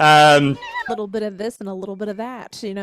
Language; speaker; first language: English; native; English